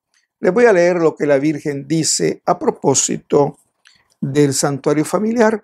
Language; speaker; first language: Spanish; native; Spanish